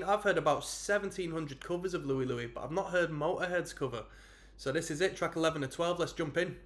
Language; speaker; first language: English; native; English